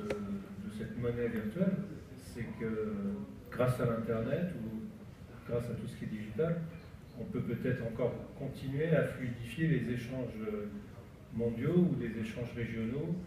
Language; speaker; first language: French; native; French